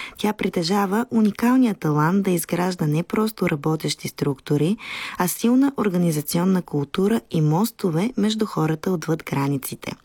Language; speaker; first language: Bulgarian; native; Bulgarian